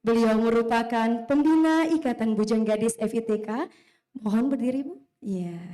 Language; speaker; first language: Indonesian; native; Indonesian